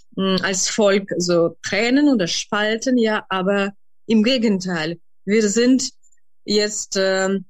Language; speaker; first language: German; non-native, fluent; Ukrainian